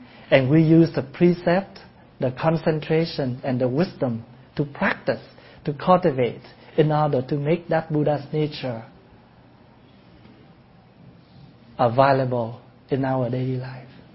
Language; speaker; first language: English; non-native, fluent; Vietnamese